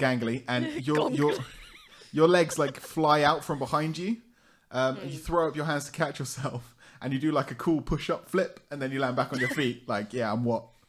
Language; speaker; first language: English; native; English